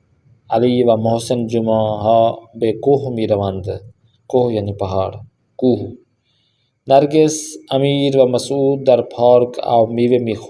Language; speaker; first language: Persian; non-native, fluent; Urdu